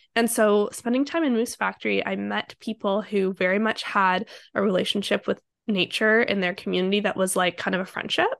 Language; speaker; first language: English; native; English